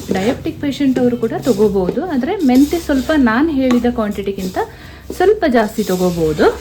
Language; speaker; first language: Kannada; non-native, local second language; Kodava